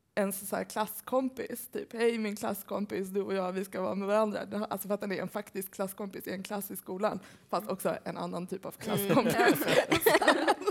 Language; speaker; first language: Swedish; early bilingual, other home language; Persian